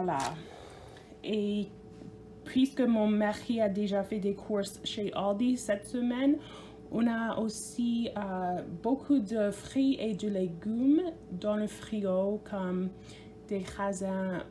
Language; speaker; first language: French; non-native, fluent; English